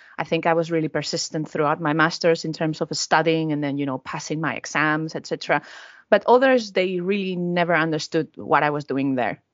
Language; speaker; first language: English; non-native, fluent; Spanish